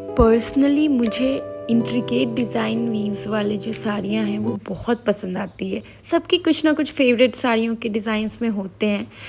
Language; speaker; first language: Hindi; native; Hindi